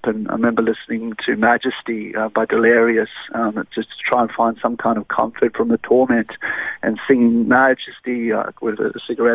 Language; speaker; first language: English; native; English